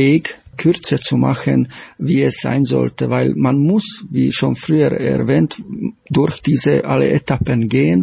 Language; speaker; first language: German; non-native, fluent; Slovak